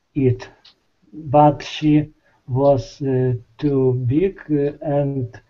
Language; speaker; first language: English; non-native, learner; Ukrainian